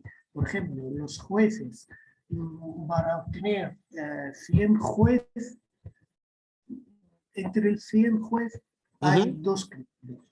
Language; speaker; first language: Spanish; non-native, fluent; Arabic